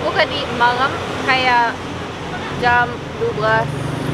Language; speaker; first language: Indonesian; non-native, learner; English